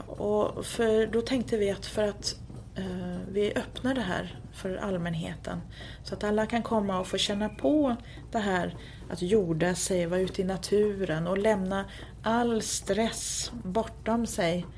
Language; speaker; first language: Swedish; native; Swedish